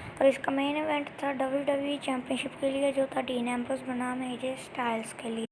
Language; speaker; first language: Hindi; non-native, local second language; Punjabi